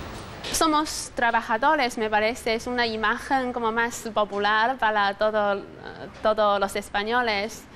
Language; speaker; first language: Spanish; non-native, fluent; Chinese